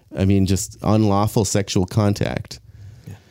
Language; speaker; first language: English; native; English